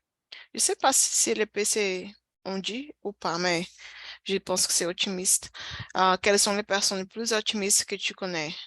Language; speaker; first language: French; non-native, fluent; Portuguese